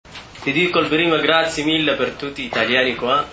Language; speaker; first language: Italian; non-native, learner; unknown